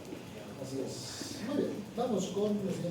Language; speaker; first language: Spanish; native; Spanish